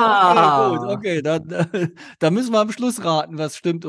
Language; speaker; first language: German; native; German